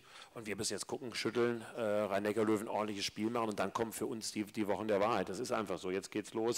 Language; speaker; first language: German; native; German